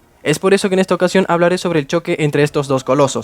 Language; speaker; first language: Spanish; native; Spanish